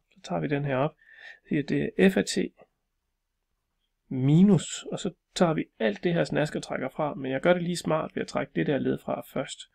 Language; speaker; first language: Danish; native; Danish